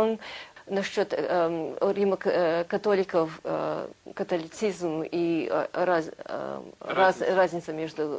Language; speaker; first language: Russian; early bilingual, heritage; Russian